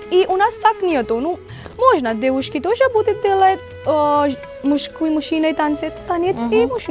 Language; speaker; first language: Russian; non-native, learner; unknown